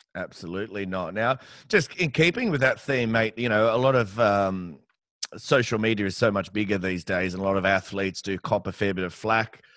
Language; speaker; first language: English; native; English